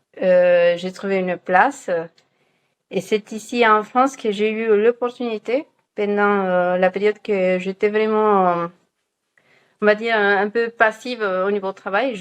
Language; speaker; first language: French; non-native, fluent; Spanish